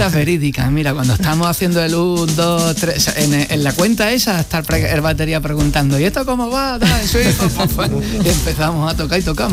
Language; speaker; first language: Spanish; native; Spanish